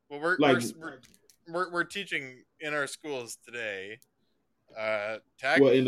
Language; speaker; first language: English; native; English